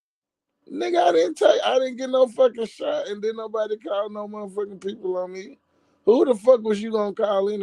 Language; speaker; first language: English; native; English